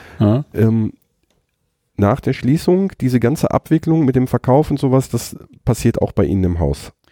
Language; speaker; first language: German; native; German